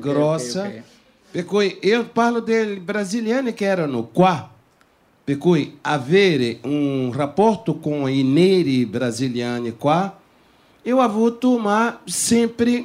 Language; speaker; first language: Italian; non-native, fluent; Portuguese